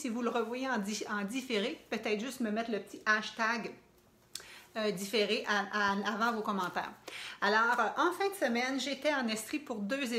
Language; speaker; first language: French; native; French